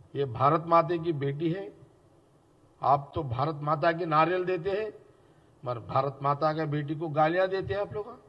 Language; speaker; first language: Hindi; non-native, local second language; Telugu